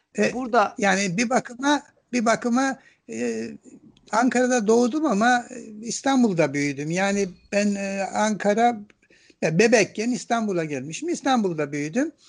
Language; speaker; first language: Turkish; non-native, local second language; Greek